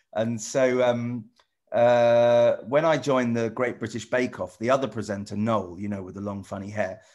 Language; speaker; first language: English; native; English